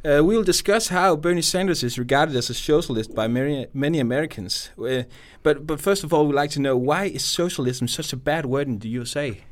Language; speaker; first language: English; non-native, fluent; Danish